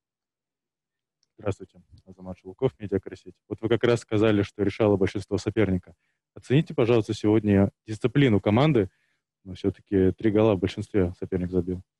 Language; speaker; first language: Russian; native; Russian